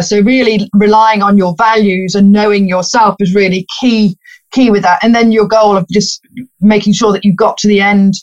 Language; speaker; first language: English; native; English